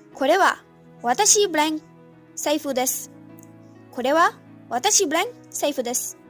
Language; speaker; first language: Japanese; non-native, fluent; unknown